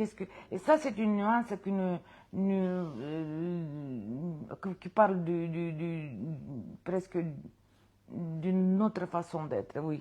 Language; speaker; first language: French; non-native, fluent; Romanian